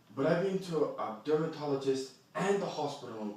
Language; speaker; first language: English; native; English